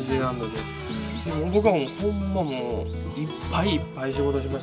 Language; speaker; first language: Japanese; native; Japanese